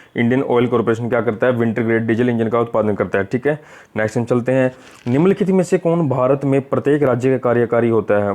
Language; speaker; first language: Hindi; native; Hindi